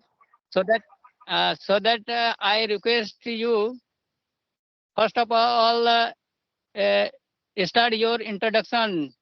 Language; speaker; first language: English; non-native, learner; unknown